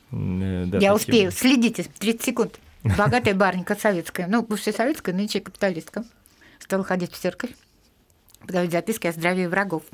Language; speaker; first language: Russian; native; Russian